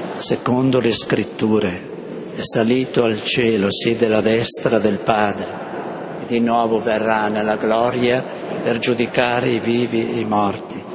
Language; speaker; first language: Italian; native; Italian